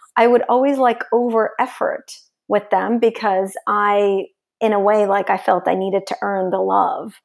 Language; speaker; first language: English; early bilingual, other home language; Russian